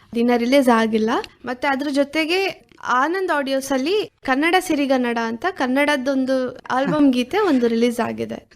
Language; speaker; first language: Kannada; native; Kannada